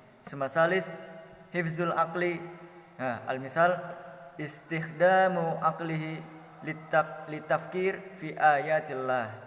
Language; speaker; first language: Arabic; non-native, learner; Indonesian